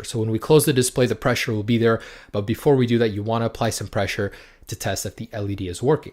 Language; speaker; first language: English; native; English